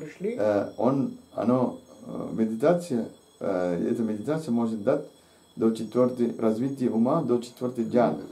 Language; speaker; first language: Russian; non-native, learner; Sinhala